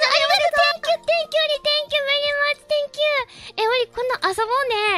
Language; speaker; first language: Japanese; native; Japanese